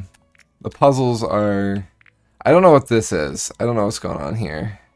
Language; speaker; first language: English; native; English